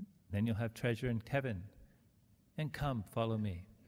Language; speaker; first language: English; native; English